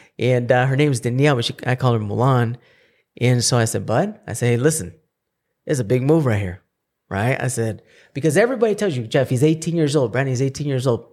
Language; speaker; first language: English; early bilingual, other home language; Spanish